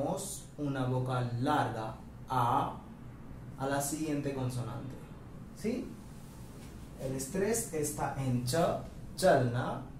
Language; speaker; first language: Spanish; non-native, fluent; Hindi